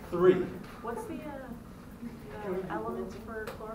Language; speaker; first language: English; native; English